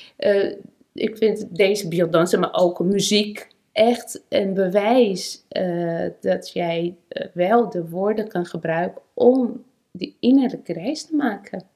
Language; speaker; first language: Dutch; non-native, fluent; Portuguese